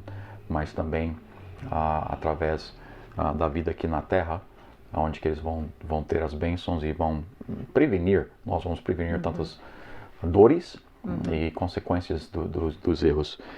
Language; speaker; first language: Portuguese; non-native, fluent; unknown